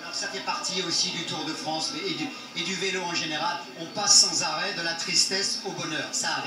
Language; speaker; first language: French; native; French